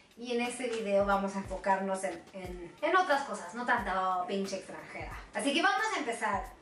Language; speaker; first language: Spanish; non-native, fluent; Swedish